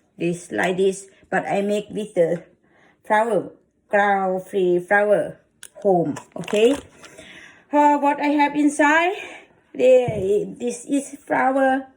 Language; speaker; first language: English; non-native, learner; Thai